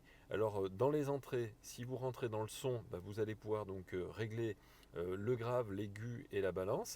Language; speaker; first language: French; native; French